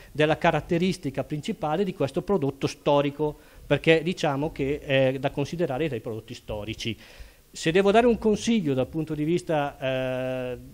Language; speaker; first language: Italian; native; Italian